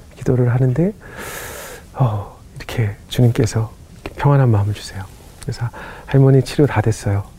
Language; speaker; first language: Korean; native; Korean